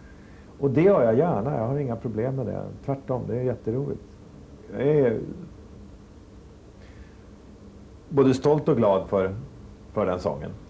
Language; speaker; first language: Swedish; native; Swedish